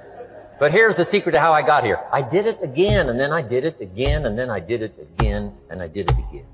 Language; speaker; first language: English; native; English